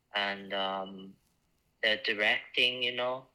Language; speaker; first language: English; non-native, fluent; Icelandic